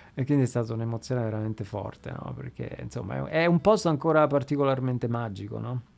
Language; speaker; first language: Italian; native; Italian